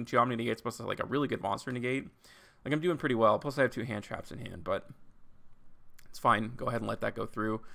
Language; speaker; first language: English; native; English